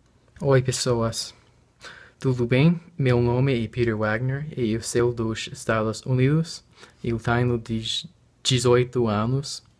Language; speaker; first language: Portuguese; non-native, learner; English